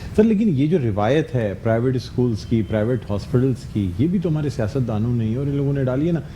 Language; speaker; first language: Urdu; native; Urdu